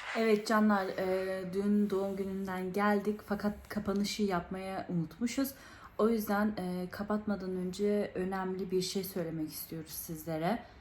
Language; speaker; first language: Turkish; early bilingual, heritage; Turkish